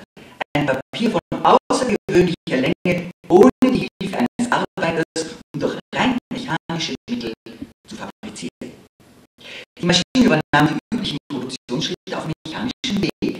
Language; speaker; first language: German; native; German